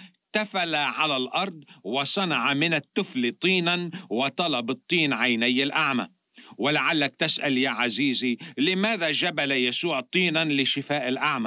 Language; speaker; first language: Arabic; native; Arabic